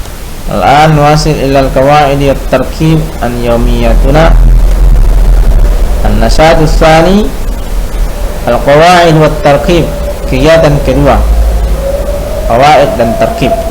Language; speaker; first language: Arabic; non-native, fluent; Indonesian